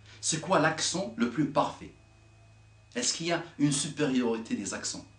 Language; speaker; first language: French; non-native, local second language; Arabic